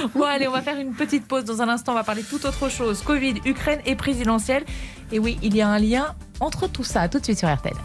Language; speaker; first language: French; native; French